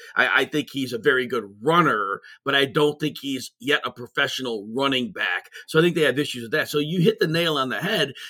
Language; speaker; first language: English; native; English